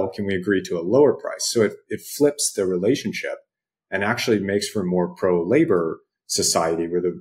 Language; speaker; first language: English; native; English